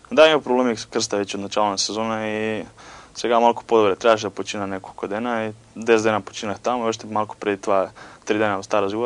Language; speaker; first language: Bulgarian; non-native, fluent; Croatian